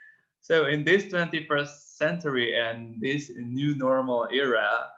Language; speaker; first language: English; non-native, fluent; Indonesian